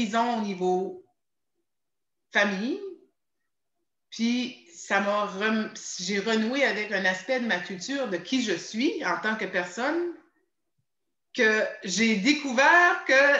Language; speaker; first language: French; native; French